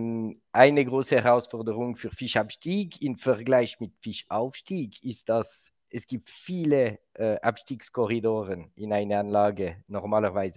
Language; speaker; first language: German; non-native, local second language; French